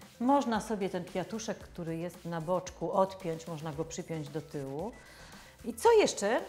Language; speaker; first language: Polish; native; Polish